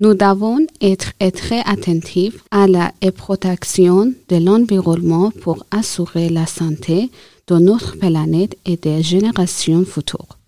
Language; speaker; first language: French; non-native, learner; Persian